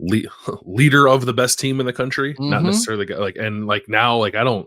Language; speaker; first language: English; native; English